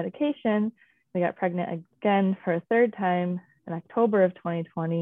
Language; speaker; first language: English; native; English